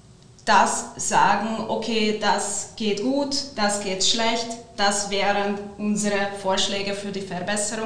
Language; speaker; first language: German; non-native, fluent; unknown